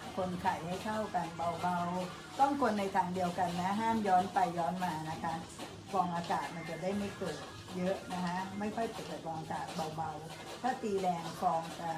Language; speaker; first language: Thai; native; Thai